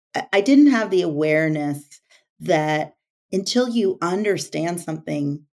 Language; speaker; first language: English; native; English